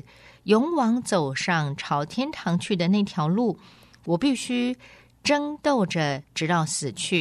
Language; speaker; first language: Chinese; native; Chinese